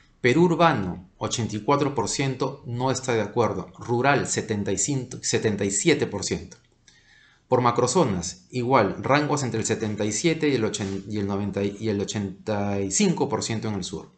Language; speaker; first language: Spanish; native; Spanish